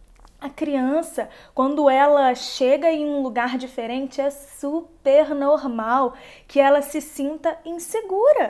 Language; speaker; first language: Portuguese; native; Portuguese